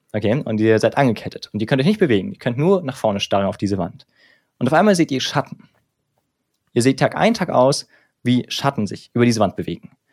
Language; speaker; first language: German; native; German